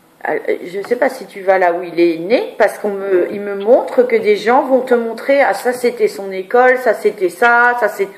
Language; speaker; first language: French; native; French